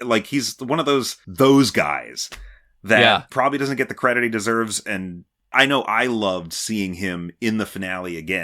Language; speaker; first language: English; native; English